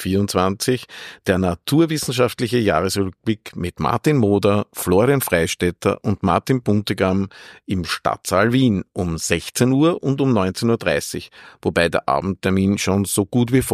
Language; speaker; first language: German; native; German